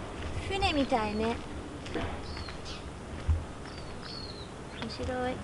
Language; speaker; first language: Japanese; non-native, fluent; English